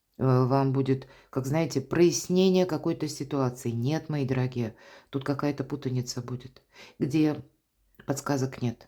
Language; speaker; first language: Russian; native; Russian